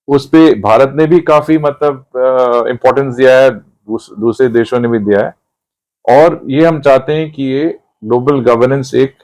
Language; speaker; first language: Hindi; non-native, local second language; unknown